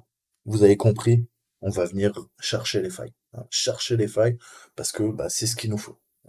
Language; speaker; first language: French; native; French